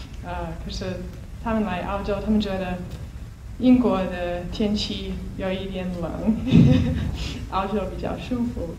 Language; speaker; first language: Chinese; non-native, fluent; English